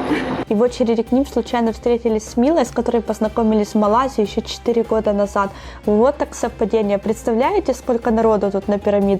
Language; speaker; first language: Russian; native; Russian